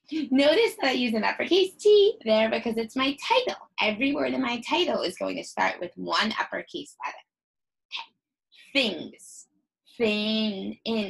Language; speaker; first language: English; native; English